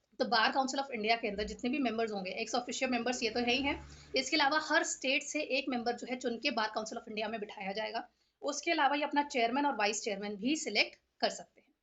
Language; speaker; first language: Hindi; native; Hindi